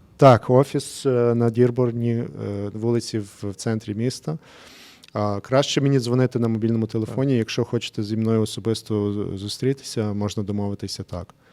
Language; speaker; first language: Ukrainian; early bilingual, heritage; English